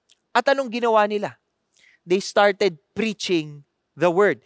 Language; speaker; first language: English; non-native, local second language; Filipino